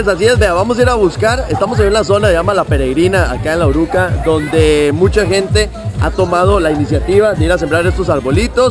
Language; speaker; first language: Spanish; native; Spanish